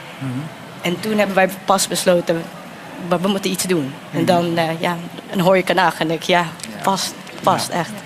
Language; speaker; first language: Dutch; non-native, fluent; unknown